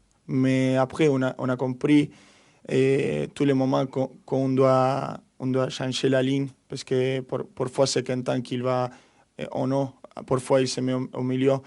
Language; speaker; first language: French; non-native, fluent; Spanish